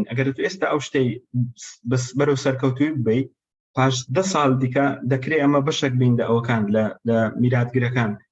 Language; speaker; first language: Central Kurdish; non-native, local second language; Kurdish